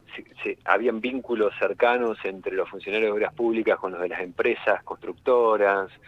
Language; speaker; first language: Spanish; native; Spanish